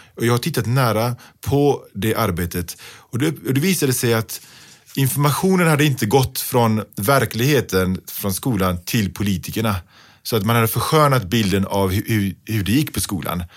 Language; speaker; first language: Swedish; early bilingual, other home language; Pashto